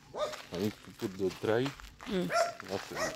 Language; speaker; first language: English; non-native, learner; Romanian